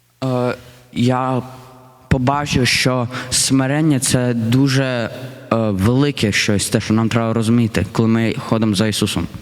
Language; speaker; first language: Ukrainian; early bilingual, heritage; Ukrainian